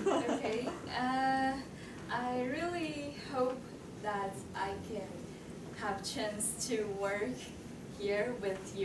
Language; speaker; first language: English; non-native, learner; Chinese